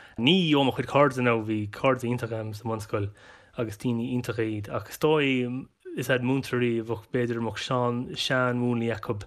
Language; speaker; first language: Irish; non-native, local second language; English